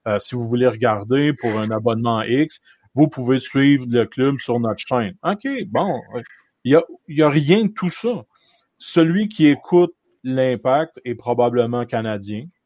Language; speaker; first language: French; native; French